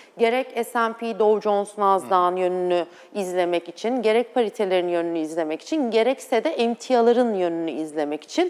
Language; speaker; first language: Turkish; native; Turkish